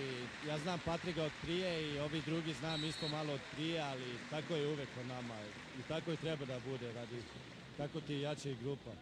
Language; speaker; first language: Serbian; early bilingual, heritage; Swedish